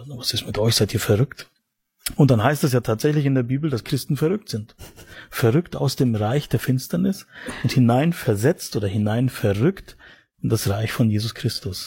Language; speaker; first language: German; native; German